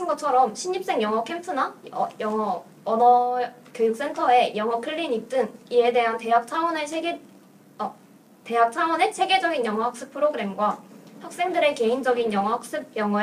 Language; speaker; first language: Korean; native; Korean